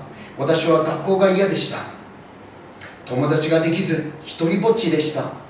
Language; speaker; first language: Japanese; early bilingual, other home language; English